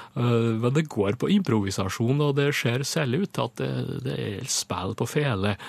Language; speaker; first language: Norwegian; native; Norwegian